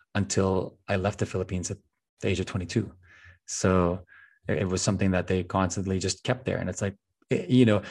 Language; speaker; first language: English; non-native, local second language; Filipino